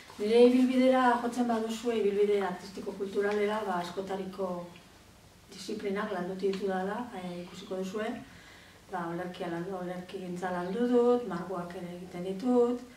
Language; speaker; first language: Basque; native; Basque